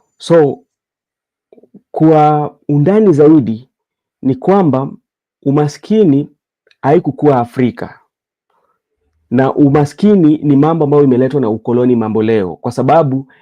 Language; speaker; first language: Swahili; non-native, local second language; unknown